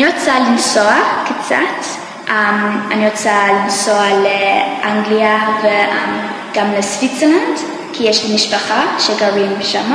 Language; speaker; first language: Hebrew; non-native, learner; English